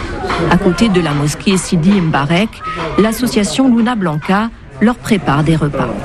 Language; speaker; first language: French; native; French